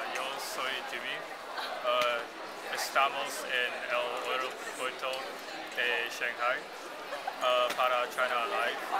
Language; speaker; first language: Spanish; non-native, learner; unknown